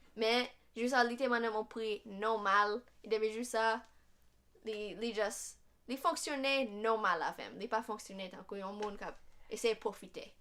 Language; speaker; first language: Haitian Creole; non-native, fluent; English